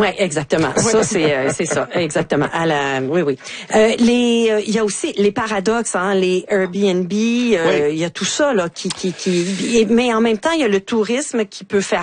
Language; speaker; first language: French; native; French